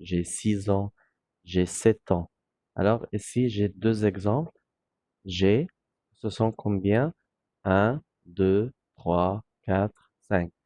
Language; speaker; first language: French; non-native, fluent; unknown